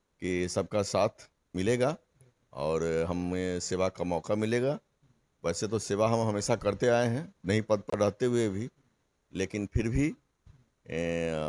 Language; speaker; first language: Hindi; native; Hindi